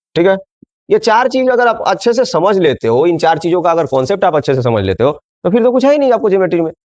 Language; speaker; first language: Hindi; non-native, local second language; Bangla